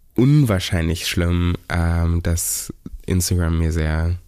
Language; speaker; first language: German; native; German